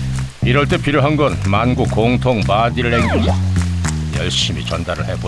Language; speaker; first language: Korean; native; Korean